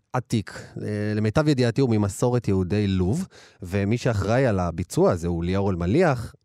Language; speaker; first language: Hebrew; native; Hebrew